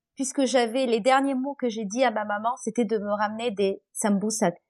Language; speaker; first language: French; non-native, local second language; Arabic